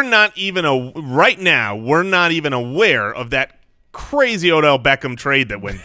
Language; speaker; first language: English; native; English